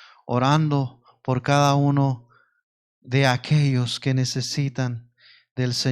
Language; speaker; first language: Spanish; native; Spanish